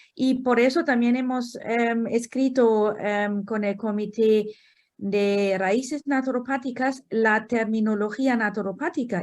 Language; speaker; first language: Spanish; non-native, fluent; German